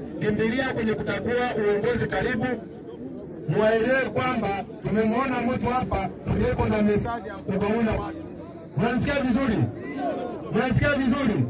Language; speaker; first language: Swahili; native; Swahili